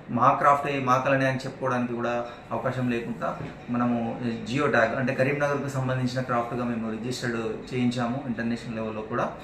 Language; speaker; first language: Telugu; native; Telugu